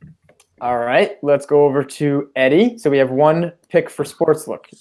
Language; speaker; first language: English; native; English